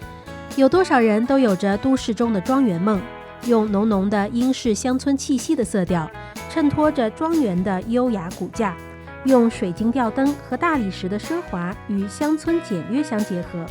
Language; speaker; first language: Chinese; native; Chinese